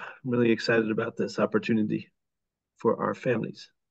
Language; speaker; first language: English; native; English